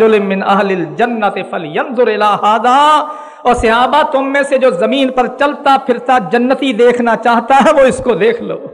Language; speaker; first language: Urdu; non-native, local second language; Punjabi